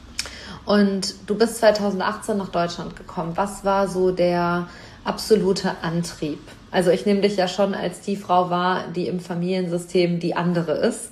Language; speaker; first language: German; native; German